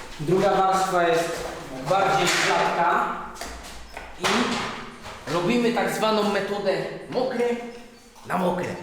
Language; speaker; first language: Polish; native; Polish